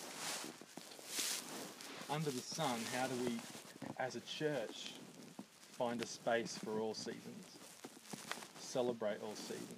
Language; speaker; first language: English; native; English